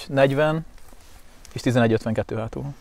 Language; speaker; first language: Hungarian; native; Hungarian